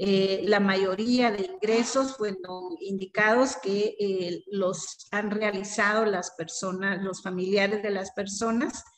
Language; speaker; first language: Spanish; native; Spanish